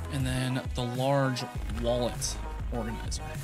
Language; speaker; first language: English; native; English